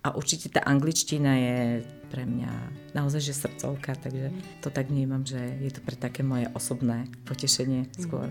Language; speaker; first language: Slovak; non-native, local second language; Romany